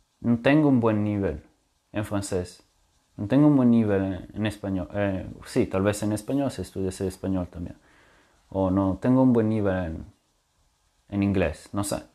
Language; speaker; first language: Spanish; non-native, fluent; French